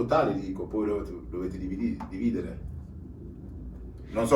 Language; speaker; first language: Italian; native; Italian